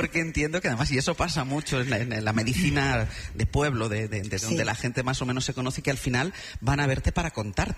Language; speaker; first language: Spanish; native; Spanish